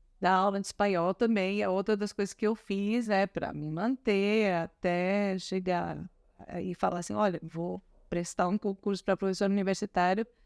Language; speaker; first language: Portuguese; early bilingual, other home language; Spanish